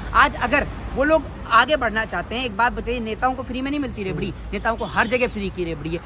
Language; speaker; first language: Hindi; native; Hindi